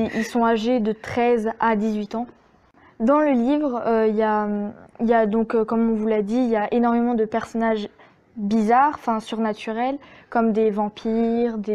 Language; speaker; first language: French; native; French